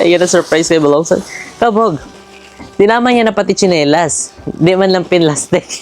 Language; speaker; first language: Filipino; native; Filipino